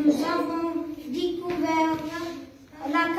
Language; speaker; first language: French; non-native, learner; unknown